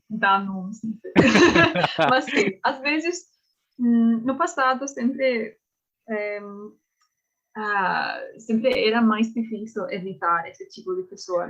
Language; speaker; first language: Portuguese; non-native, learner; English